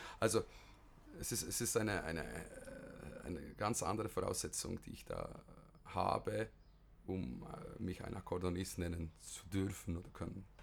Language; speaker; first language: German; early bilingual, other home language; Bosnian